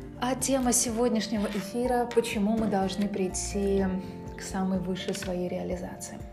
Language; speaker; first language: Russian; native; Russian